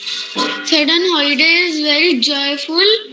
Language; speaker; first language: English; non-native, learner; Hindi